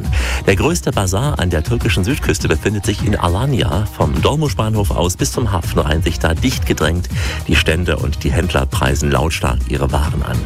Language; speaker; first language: German; native; German